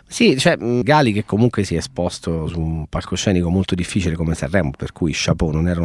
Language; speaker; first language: Italian; native; Italian